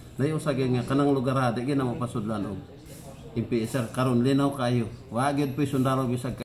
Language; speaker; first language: Cebuano; non-native, local second language; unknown